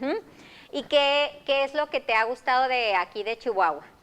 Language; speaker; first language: Spanish; native; Spanish